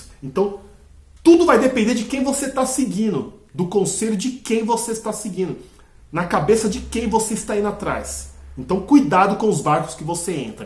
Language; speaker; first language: Portuguese; native; Portuguese